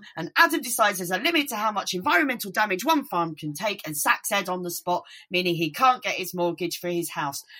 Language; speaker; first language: English; native; English